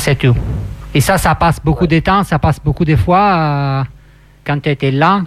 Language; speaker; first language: French; non-native, fluent; Italian